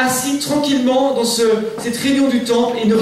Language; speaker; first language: French; native; French